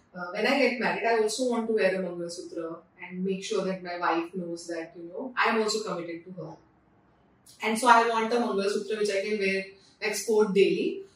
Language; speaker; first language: English; non-native, local second language; Marathi